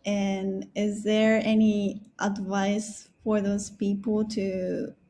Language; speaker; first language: English; non-native, learner; Japanese